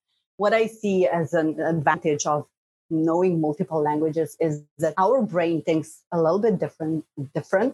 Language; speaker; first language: English; non-native, fluent; Bosnian